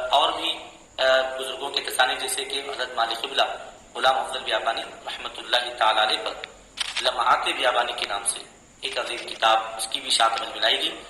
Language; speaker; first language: Urdu; native; Urdu